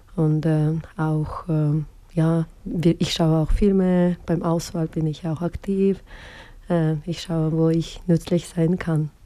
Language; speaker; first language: German; non-native, fluent; Azerbaijani